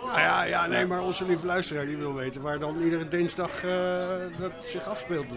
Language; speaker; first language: Dutch; native; Dutch